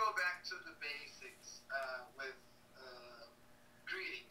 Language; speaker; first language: English; non-native, fluent; Portuguese